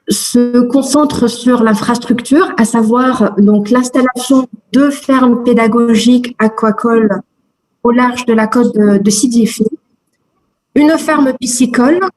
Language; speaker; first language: French; non-native, local second language; Arabic